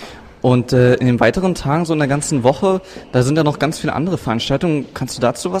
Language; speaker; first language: German; native; German